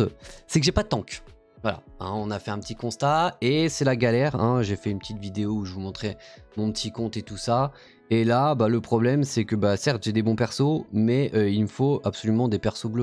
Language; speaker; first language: French; native; French